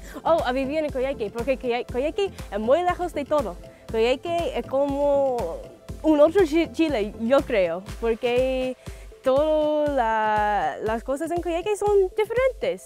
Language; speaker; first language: Spanish; non-native, learner; English